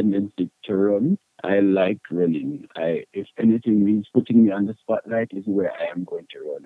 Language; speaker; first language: English; non-native, local second language; Jamaican Creole English